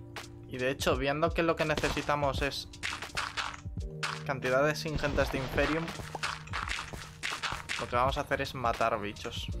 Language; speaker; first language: Spanish; native; Spanish